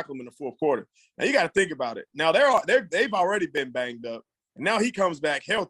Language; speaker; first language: English; native; English